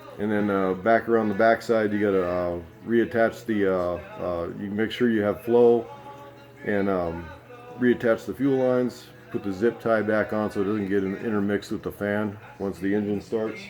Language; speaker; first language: English; native; English